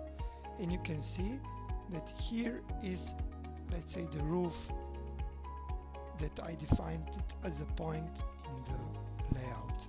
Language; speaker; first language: English; non-native, fluent; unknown